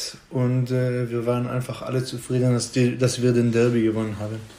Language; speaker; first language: German; non-native, fluent; Hebrew